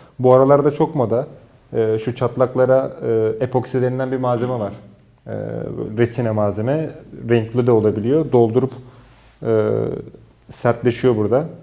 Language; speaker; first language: Turkish; native; Turkish